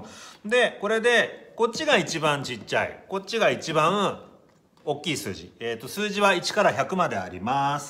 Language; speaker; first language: Japanese; native; Japanese